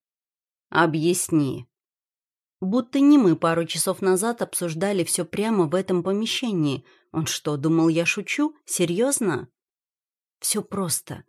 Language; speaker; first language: Russian; native; Russian